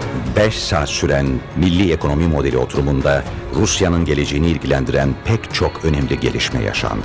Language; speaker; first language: Turkish; native; Turkish